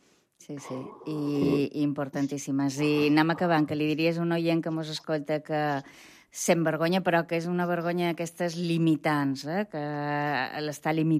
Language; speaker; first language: Catalan; native; Catalan